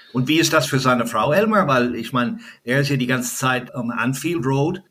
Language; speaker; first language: German; non-native, fluent; English